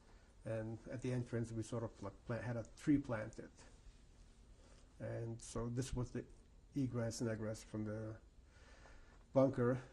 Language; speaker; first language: English; early bilingual, other home language; Yiddish